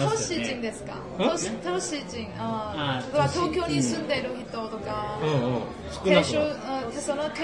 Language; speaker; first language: Japanese; non-native, learner; Chinese